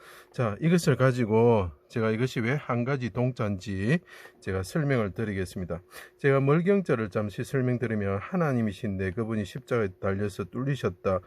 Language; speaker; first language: Korean; native; Korean